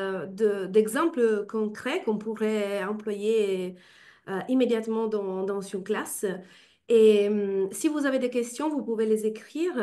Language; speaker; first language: French; non-native, fluent; Italian